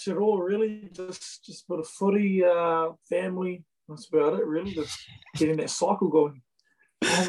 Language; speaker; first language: English; native; English